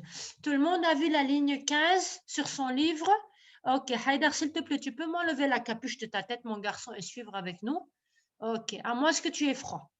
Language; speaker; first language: French; non-native, local second language; Arabic